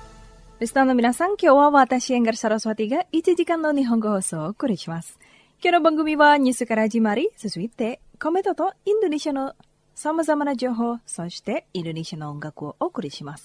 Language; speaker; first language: Japanese; non-native, fluent; Indonesian